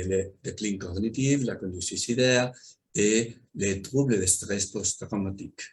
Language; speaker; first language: French; non-native, learner; Spanish